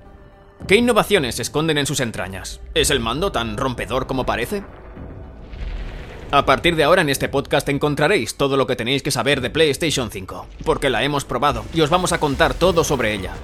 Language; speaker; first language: Spanish; native; Spanish